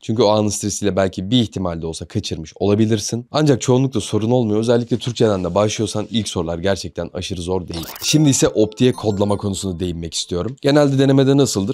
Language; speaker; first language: Turkish; native; Turkish